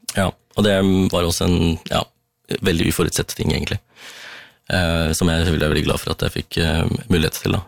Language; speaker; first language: Norwegian; early bilingual, other home language; Tamil